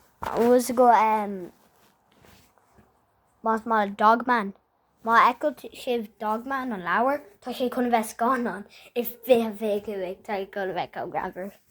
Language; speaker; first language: Irish; non-native, local second language; English